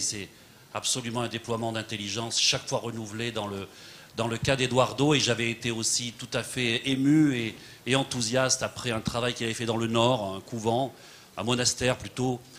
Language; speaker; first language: French; native; French